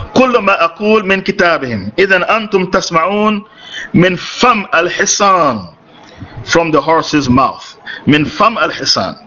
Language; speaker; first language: Arabic; non-native, fluent; English